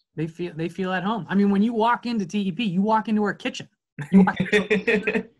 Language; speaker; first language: English; native; English